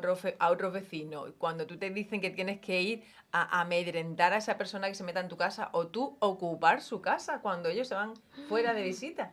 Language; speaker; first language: Spanish; native; Spanish